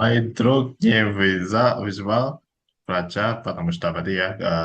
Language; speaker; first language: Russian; non-native, learner; Indonesian